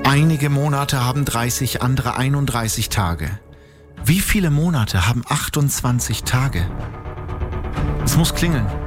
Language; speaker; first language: German; native; German